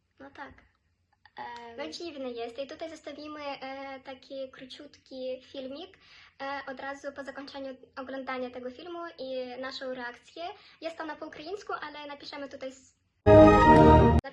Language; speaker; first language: Polish; non-native, fluent; Ukrainian